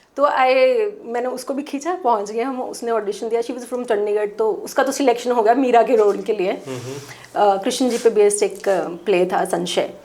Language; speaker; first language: Hindi; non-native, local second language; Punjabi